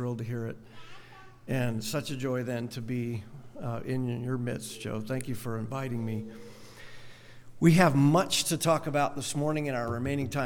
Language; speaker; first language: English; native; English